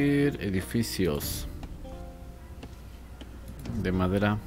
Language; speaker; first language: Spanish; native; Spanish